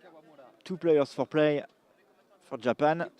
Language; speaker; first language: English; non-native, learner; French